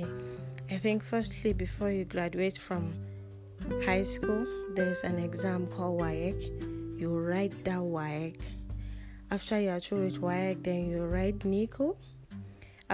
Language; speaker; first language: English; non-native, local second language; Hausa